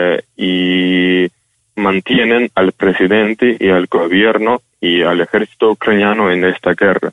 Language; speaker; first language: Spanish; non-native, fluent; Ukrainian